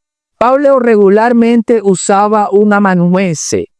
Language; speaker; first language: Spanish; native; Spanish